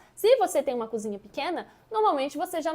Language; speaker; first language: Portuguese; native; Portuguese